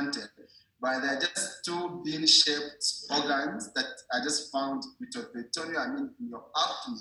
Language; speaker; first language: English; non-native, local second language; Ganda